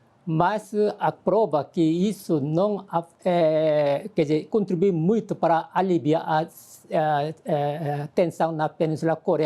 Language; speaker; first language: Portuguese; non-native, fluent; Korean